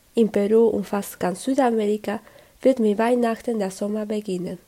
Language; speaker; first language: German; non-native, fluent; Spanish